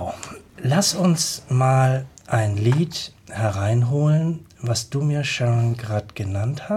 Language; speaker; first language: German; native; German